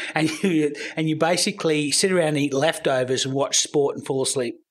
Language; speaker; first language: English; native; English